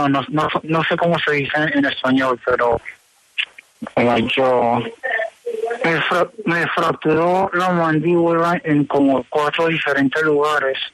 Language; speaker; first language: Spanish; early bilingual, heritage; Spanish